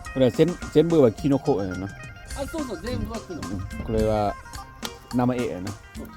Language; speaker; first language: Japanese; non-native, learner; Lao